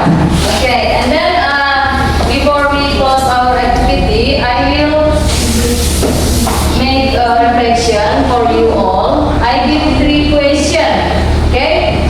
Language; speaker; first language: English; non-native, local second language; Indonesian